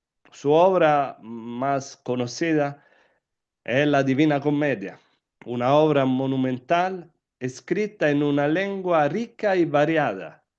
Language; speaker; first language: Spanish; non-native, fluent; Italian